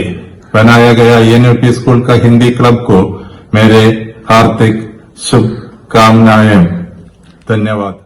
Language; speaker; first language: Hindi; non-native, local second language; Malayalam